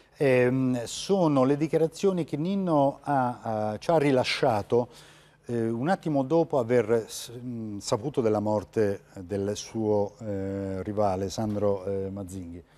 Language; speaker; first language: Italian; native; Italian